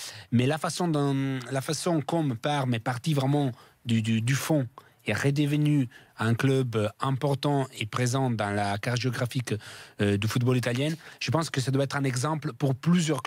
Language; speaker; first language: French; non-native, fluent; Italian